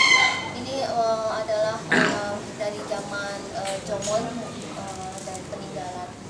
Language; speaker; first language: Indonesian; non-native, fluent; Japanese